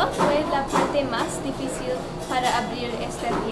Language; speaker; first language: Spanish; non-native, learner; English